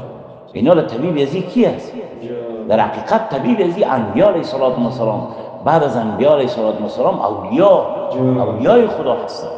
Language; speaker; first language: Persian; native; Persian